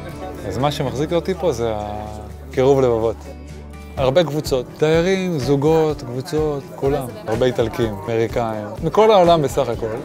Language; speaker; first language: Hebrew; native; Hebrew